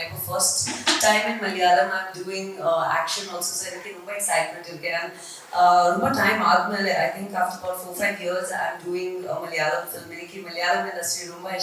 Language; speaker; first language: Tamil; non-native, learner; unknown